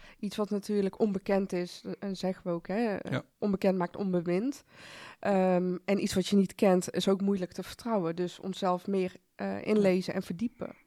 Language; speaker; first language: Dutch; early bilingual, other home language; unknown